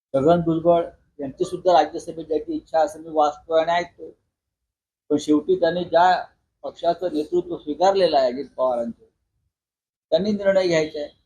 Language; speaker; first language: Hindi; non-native, local second language; Marathi